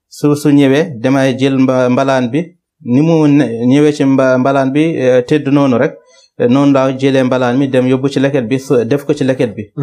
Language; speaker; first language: Wolof; non-native, local second language; Fula